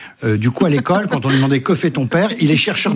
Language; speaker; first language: French; native; French